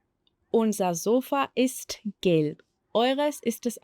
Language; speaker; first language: German; non-native, fluent; Spanish